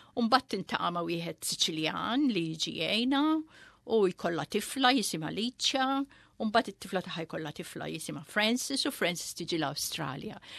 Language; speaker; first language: Maltese; early bilingual, heritage; Maltese